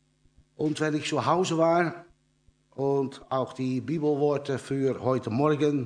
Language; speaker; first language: German; non-native, learner; Dutch